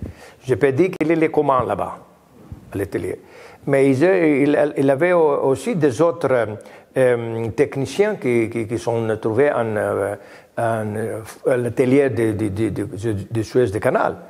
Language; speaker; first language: French; non-native, learner; Greek